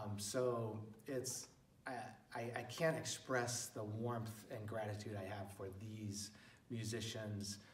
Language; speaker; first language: English; native; English